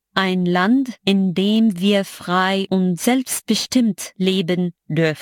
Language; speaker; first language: German; non-native, fluent; Arabic